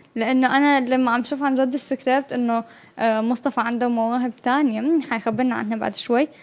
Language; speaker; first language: Arabic; native; Arabic